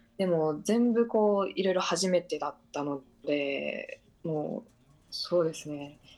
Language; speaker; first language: Japanese; native; Japanese